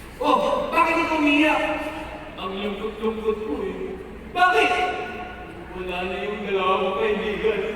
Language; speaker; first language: Filipino; native; Filipino